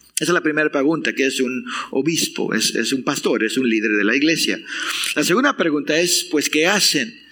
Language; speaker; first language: Spanish; non-native, fluent; English